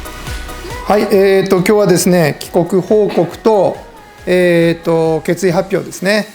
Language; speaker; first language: Japanese; native; Japanese